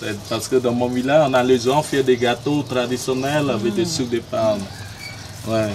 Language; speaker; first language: French; non-native, learner; Khmer